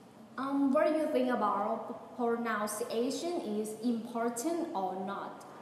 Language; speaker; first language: English; non-native, learner; Thai